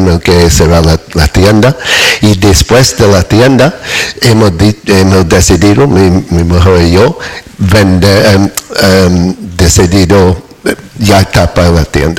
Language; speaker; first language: Spanish; non-native, learner; English